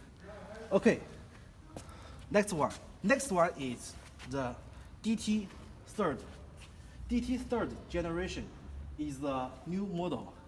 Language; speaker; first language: English; non-native, learner; Chinese